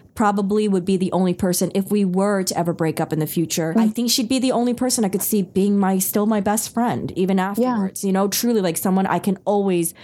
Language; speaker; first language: English; early bilingual, other home language; Min Nan Chinese